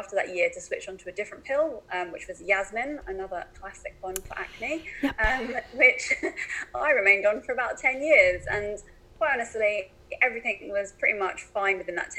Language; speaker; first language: English; native; English